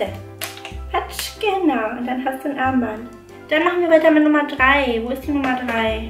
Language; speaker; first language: German; native; German